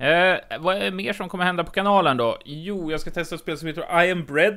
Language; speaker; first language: Swedish; native; Swedish